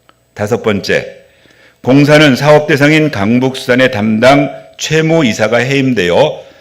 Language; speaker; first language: Korean; native; Korean